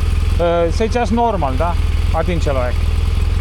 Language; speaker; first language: Russian; non-native, fluent; Estonian